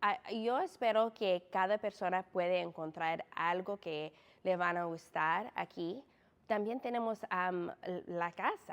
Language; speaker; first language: Spanish; non-native, fluent; English